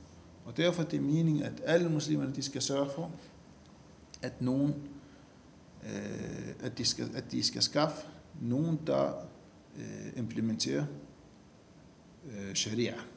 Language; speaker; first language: Danish; non-native, fluent; Arabic